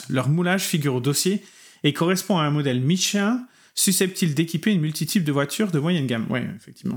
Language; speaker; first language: French; native; French